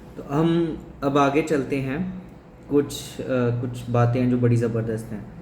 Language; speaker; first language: Urdu; non-native, local second language; Punjabi